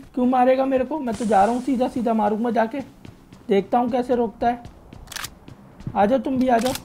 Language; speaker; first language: Hindi; native; Hindi